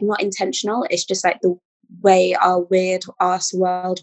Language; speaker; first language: English; native; English